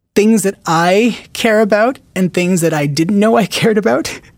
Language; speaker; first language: English; non-native, local second language; Filipino